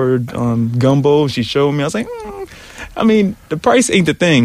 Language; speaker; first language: English; native; English